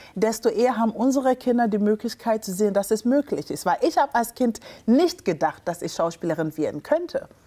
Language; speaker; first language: German; early bilingual, other home language; Akan